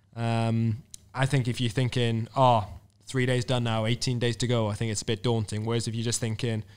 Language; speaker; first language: English; native; English